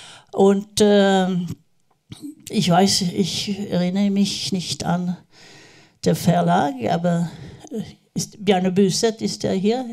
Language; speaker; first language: German; non-native, learner; Norwegian